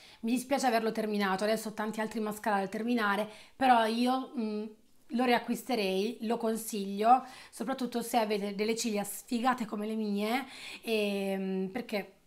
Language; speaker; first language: Italian; native; Italian